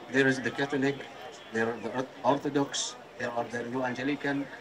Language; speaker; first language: English; non-native, fluent; Arabic